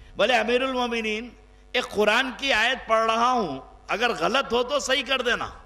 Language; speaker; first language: Urdu; native; Urdu